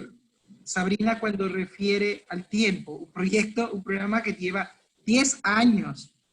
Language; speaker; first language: Spanish; native; Spanish